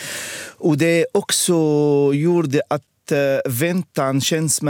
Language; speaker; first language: Swedish; non-native, fluent; Arabic